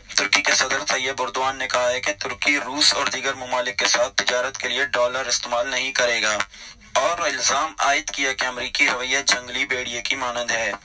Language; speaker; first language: Urdu; non-native, local second language; Baluchi